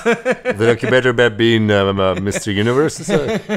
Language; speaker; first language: English; non-native, fluent; Russian